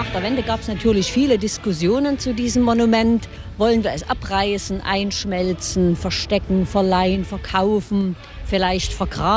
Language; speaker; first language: German; native; German